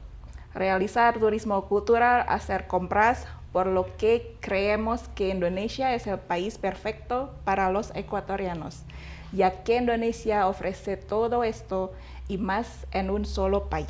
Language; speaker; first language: Spanish; non-native, fluent; Indonesian